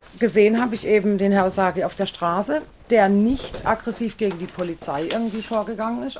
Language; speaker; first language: German; native; German